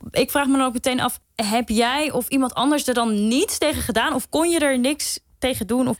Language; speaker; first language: Dutch; native; Dutch